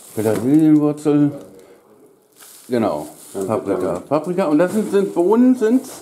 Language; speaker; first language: German; native; German